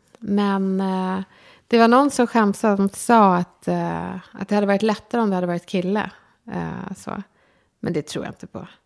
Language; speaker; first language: Swedish; native; Swedish